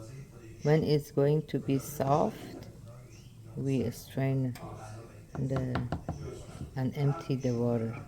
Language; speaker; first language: English; non-native, learner; Persian